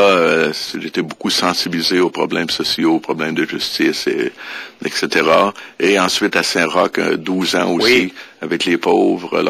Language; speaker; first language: French; native; French